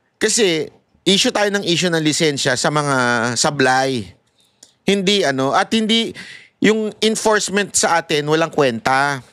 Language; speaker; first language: Filipino; native; Filipino